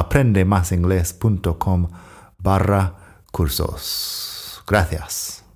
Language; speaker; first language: Spanish; non-native, fluent; English